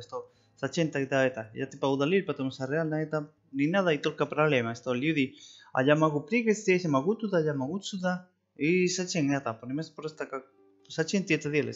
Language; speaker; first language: Russian; non-native, learner; Spanish